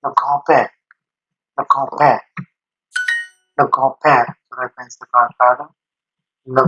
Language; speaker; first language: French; non-native, learner; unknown